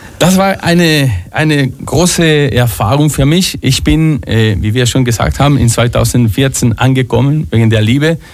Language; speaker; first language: German; non-native, fluent; Spanish